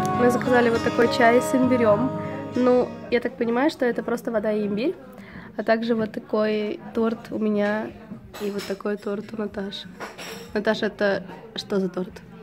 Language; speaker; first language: Russian; native; Russian